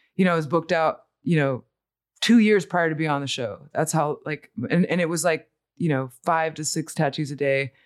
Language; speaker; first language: English; early bilingual, other home language; Spanish